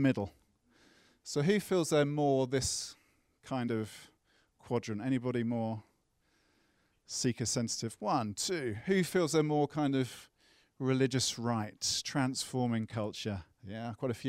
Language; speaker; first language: English; native; English